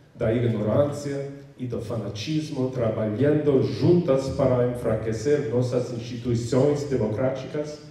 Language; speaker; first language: Portuguese; non-native, learner; English